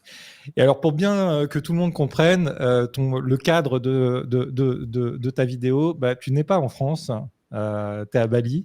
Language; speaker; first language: French; native; French